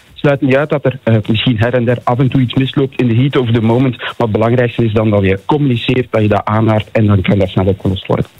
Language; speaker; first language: Dutch; native; Dutch